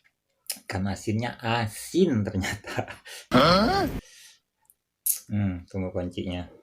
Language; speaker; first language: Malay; non-native, local second language; Sundanese